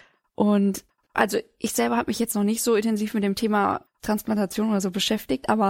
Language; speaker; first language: German; native; German